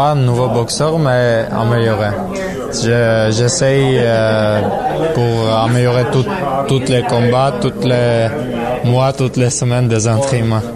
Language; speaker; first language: French; non-native, learner; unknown